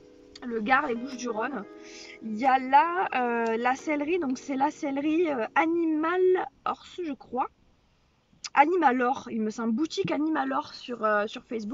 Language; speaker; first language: French; native; French